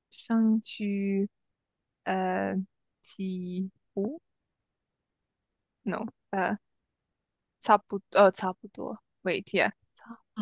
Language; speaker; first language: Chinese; non-native, learner; English